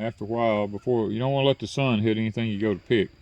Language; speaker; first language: English; native; English